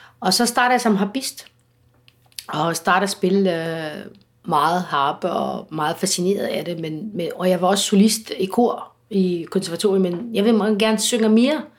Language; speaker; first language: Danish; non-native, fluent; Arabic